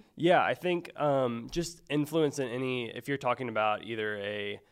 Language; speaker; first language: English; native; English